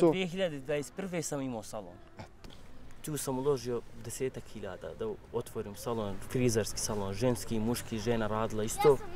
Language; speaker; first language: Croatian; non-native, learner; Kurdish